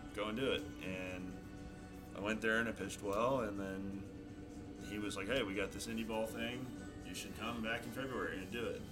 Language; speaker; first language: English; native; English